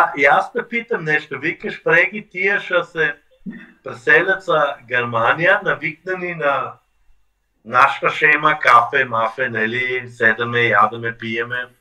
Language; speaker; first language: Macedonian; non-native, fluent; German